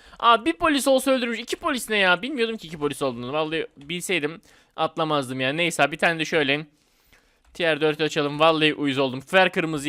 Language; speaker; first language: Turkish; native; Turkish